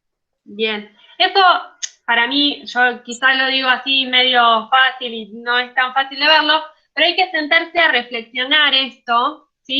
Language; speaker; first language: Spanish; native; Spanish